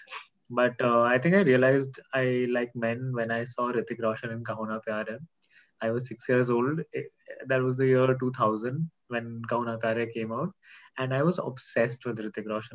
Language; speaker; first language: English; non-native, local second language; Hindi